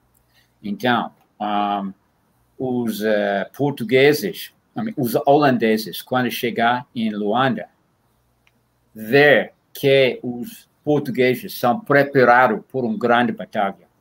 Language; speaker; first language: Portuguese; non-native, fluent; English